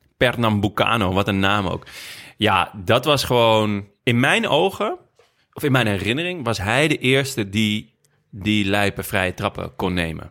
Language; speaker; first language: Dutch; native; Dutch